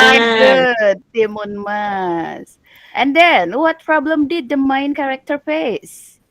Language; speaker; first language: English; non-native, learner; Indonesian